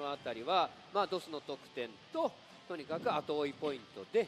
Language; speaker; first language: Japanese; native; Japanese